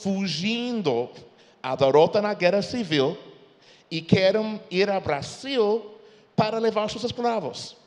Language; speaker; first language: Portuguese; non-native, fluent; English